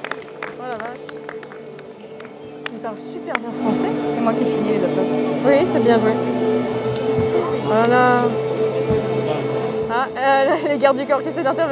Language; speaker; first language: French; native; French